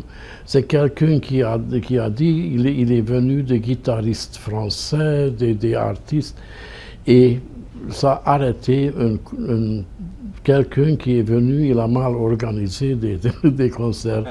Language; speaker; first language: French; non-native, fluent; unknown